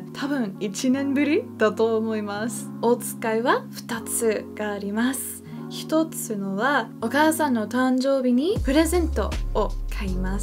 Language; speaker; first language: Japanese; non-native, fluent; English